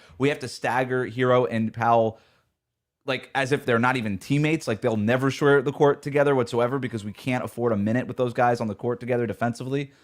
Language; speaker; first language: English; native; English